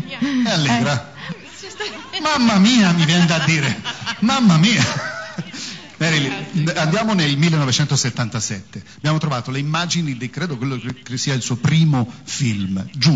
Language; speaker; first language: Italian; native; Italian